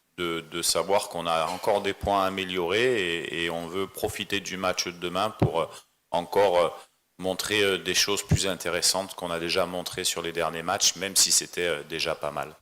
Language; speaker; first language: French; native; French